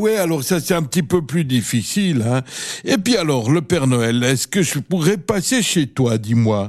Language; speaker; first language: French; native; French